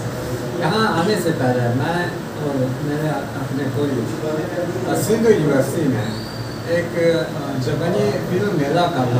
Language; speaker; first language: Hindi; non-native, learner; Japanese